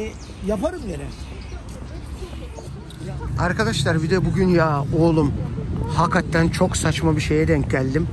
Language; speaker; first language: Turkish; native; Turkish